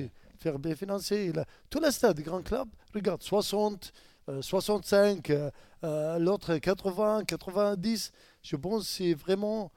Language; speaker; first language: French; non-native, learner; Arabic